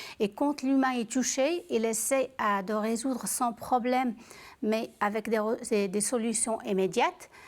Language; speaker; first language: French; non-native, local second language; Arabic